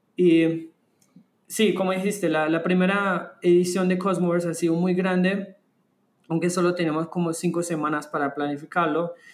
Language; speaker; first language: Spanish; non-native, fluent; German